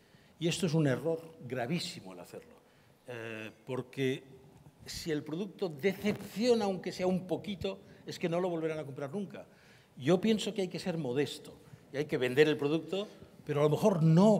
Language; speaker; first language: Spanish; native; Spanish